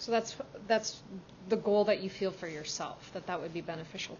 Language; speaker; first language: English; native; English